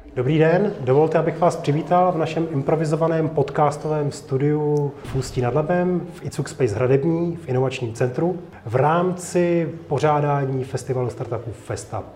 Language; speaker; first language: Czech; early bilingual, other home language; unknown